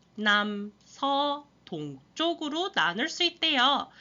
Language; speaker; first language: Korean; early bilingual, heritage; Korean